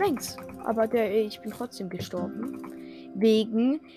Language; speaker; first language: German; non-native, fluent; French